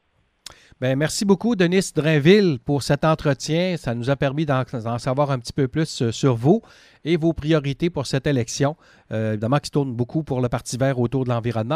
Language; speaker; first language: French; native; French